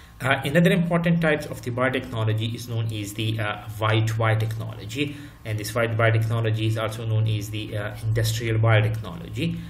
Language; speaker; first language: English; non-native, local second language; Urdu